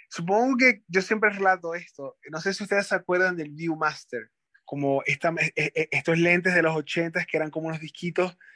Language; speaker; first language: Spanish; native; Spanish